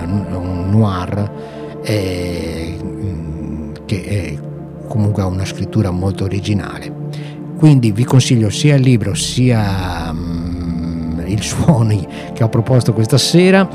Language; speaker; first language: Italian; native; Italian